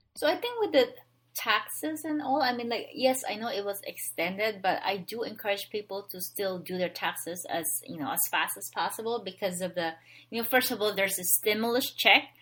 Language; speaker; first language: English; non-native, local second language; Filipino